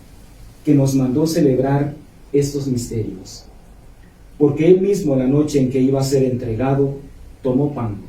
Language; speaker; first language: Spanish; native; Spanish